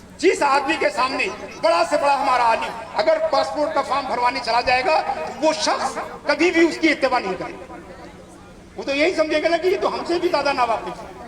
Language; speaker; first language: Urdu; native; Urdu